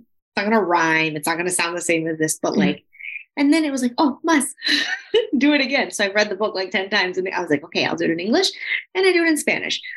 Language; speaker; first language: English; early bilingual, other home language; Spanish